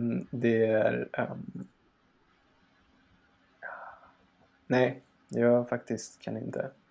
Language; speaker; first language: Swedish; non-native, fluent; Spanish